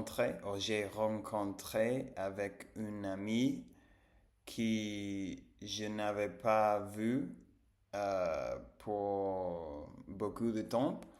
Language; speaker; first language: French; non-native, learner; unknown